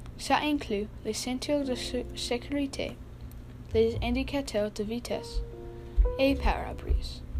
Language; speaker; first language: French; non-native, learner; English